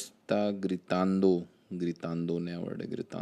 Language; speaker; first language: Spanish; non-native, learner; Hindi